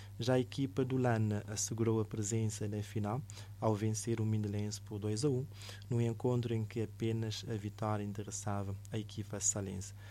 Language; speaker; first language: Portuguese; non-native, local second language; Kabuverdianu